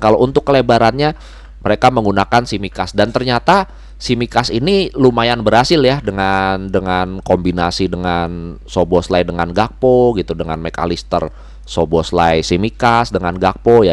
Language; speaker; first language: Indonesian; native; Indonesian